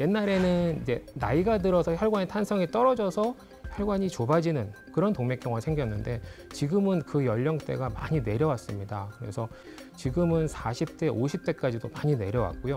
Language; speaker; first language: Korean; native; Korean